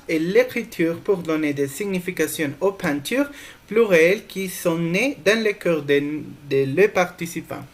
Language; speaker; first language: French; non-native, fluent; Spanish